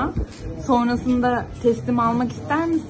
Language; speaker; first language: Turkish; native; Turkish